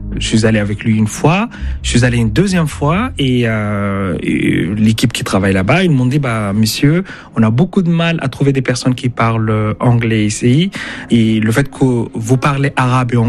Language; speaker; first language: French; non-native, fluent; Arabic